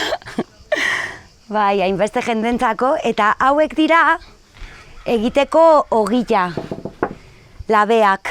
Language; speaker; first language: Basque; non-native, local second language; Spanish